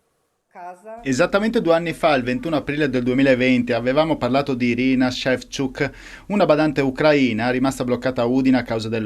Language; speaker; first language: Italian; native; Italian